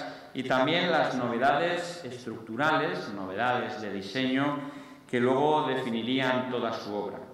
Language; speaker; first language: Spanish; native; Spanish